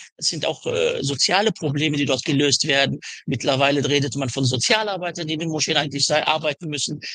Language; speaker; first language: German; early bilingual, other home language; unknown